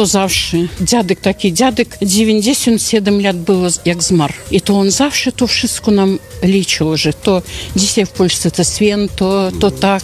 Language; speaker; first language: Polish; early bilingual, heritage; Polish